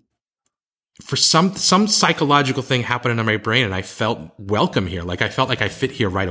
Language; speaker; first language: English; native; English